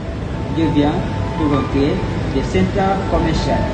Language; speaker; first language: French; non-native, learner; Malay